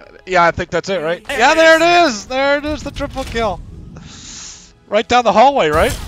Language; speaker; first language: English; native; English